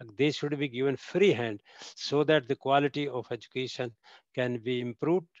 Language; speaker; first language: English; non-native, local second language; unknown